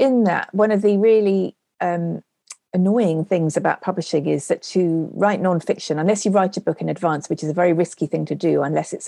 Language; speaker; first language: English; native; English